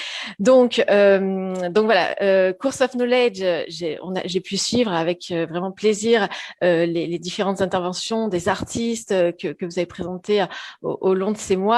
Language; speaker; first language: French; native; French